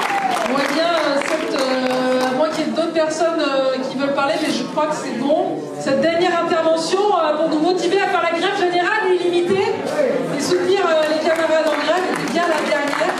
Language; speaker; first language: French; native; French